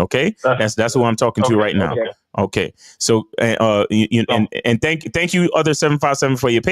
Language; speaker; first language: English; native; English